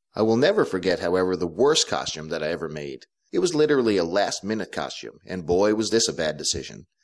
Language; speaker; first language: English; native; English